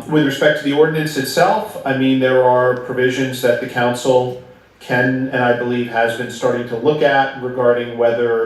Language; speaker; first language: English; native; English